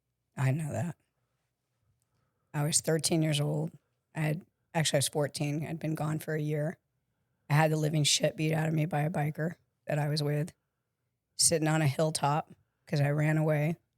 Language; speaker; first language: English; native; English